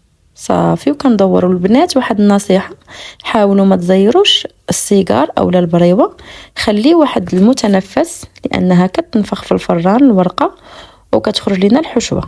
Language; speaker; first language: Arabic; native; Arabic